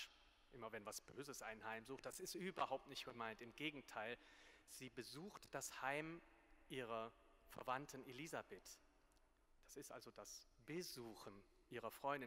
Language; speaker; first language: German; native; German